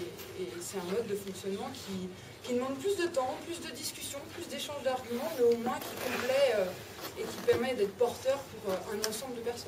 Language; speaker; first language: French; native; French